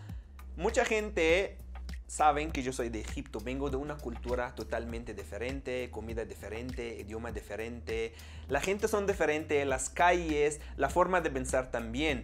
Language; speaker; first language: Spanish; non-native, fluent; Arabic